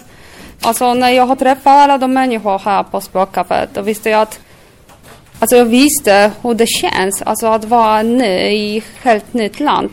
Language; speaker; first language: Swedish; non-native, fluent; Polish